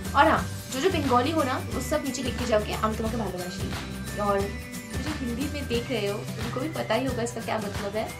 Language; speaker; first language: Hindi; non-native, local second language; Bangla